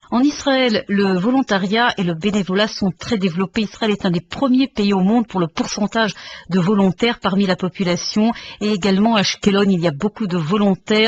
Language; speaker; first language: French; native; French